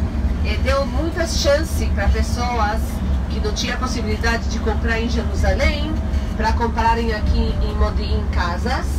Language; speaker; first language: Portuguese; non-native, fluent; Hebrew